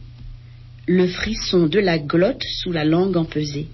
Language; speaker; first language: French; native; French